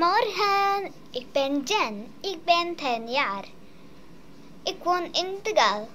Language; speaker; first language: Dutch; non-native, learner; Indonesian